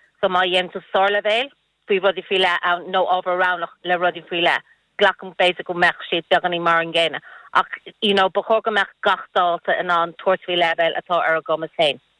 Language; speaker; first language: Irish; non-native, local second language; English